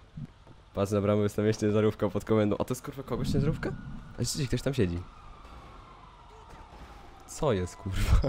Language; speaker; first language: Polish; native; Polish